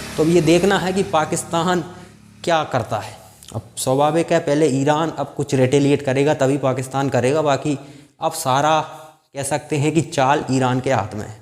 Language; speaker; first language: Hindi; native; Hindi